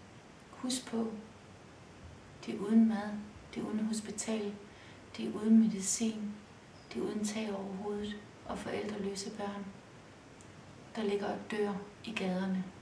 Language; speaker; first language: Danish; early bilingual, other home language; Kurdish